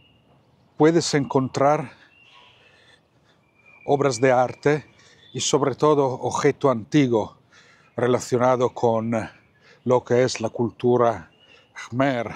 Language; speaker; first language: Spanish; non-native, fluent; Italian